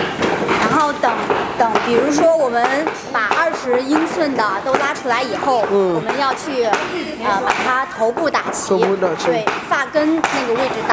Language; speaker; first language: Chinese; native; Chinese